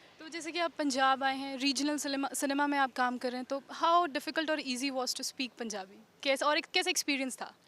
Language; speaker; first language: Hindi; native; Hindi